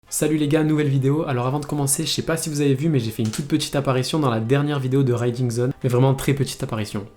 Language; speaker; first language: French; native; French